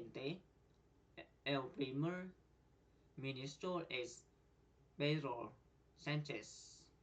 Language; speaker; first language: Spanish; non-native, learner; Vietnamese